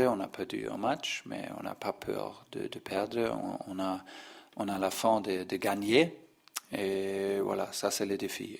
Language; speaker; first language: French; non-native, learner; German